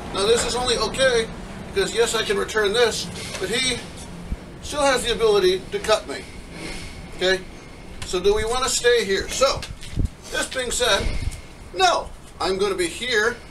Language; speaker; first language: English; native; English